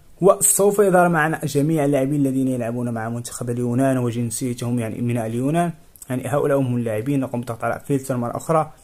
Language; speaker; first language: Arabic; native; Arabic